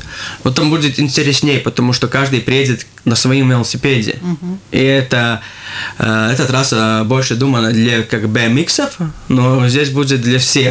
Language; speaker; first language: Russian; non-native, local second language; Latvian